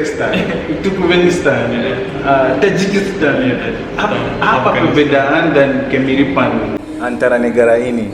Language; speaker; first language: Indonesian; non-native, fluent; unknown